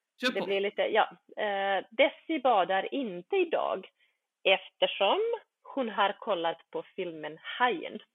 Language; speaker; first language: Swedish; early bilingual, other home language; Bosnian